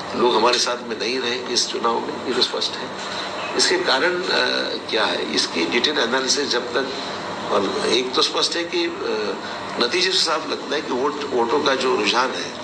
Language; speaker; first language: Hindi; non-native, local second language; Marathi